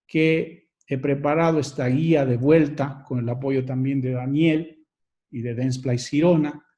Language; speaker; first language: Spanish; native; Spanish